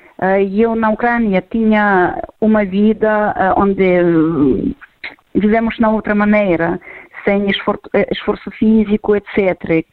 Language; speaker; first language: Portuguese; non-native, fluent; Ukrainian